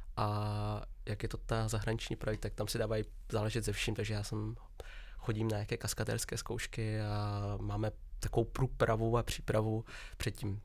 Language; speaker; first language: Czech; early bilingual, other home language; Vietnamese